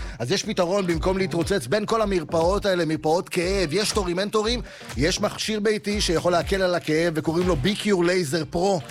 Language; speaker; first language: Hebrew; native; Hebrew